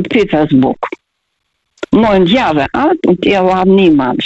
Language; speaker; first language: German; non-native, fluent; Russian